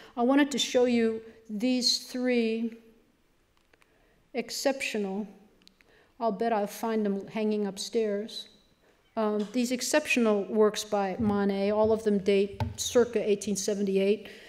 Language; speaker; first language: English; native; English